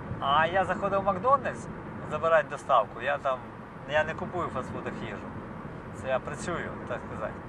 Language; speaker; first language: Ukrainian; non-native, local second language; Russian